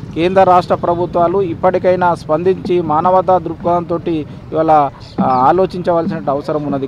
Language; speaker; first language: Telugu; non-native, local second language; Gondi